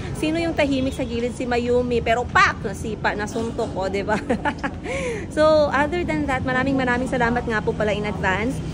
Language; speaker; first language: Filipino; non-native, local second language; Cebuano